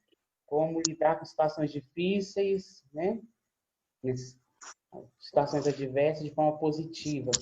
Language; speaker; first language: Portuguese; native; Portuguese